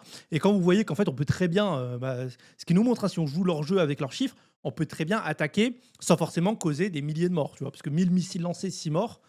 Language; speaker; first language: French; native; French